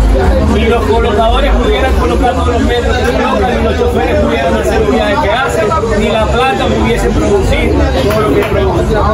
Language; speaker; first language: Spanish; native; Spanish